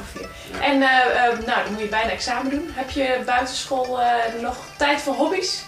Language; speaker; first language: Dutch; native; Dutch